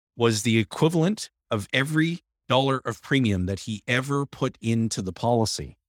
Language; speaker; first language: English; native; English